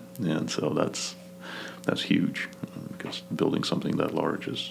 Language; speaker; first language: English; non-native, fluent; Kazakh